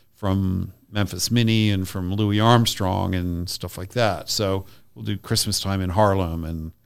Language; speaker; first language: English; native; English